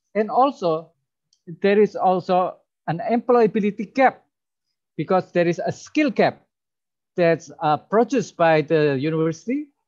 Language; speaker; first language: English; non-native, fluent; Indonesian